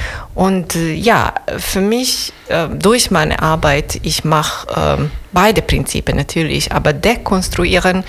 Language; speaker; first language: German; non-native, fluent; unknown